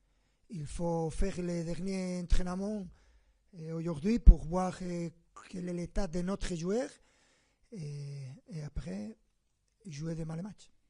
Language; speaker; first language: French; non-native, fluent; Spanish